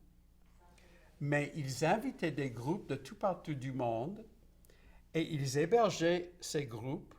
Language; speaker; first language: French; non-native, local second language; English